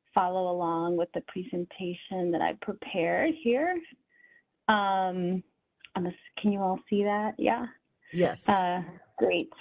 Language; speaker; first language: English; native; English